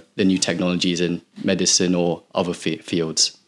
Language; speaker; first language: English; native; English